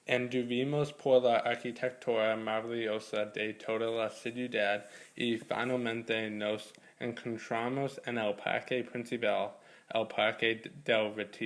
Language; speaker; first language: Spanish; non-native, learner; English